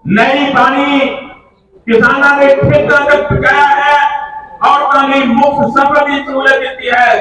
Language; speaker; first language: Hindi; non-native, local second language; Punjabi